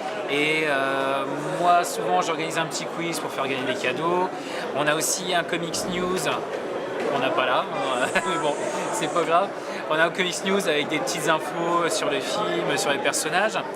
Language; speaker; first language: French; native; French